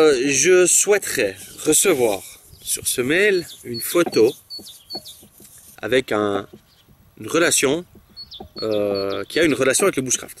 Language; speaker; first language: French; native; French